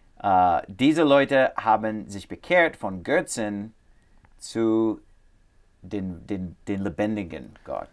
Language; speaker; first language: German; non-native, learner; English